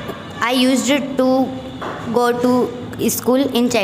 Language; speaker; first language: English; non-native, learner; Hindi